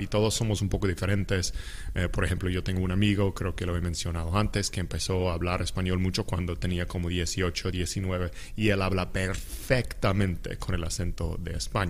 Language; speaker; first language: Spanish; non-native, fluent; English